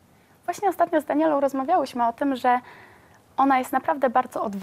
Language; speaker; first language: Polish; native; Polish